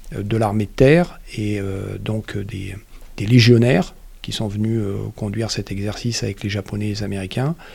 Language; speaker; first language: French; native; French